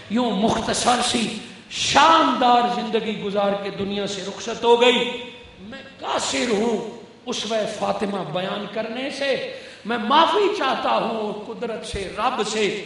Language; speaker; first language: Urdu; non-native, local second language; Punjabi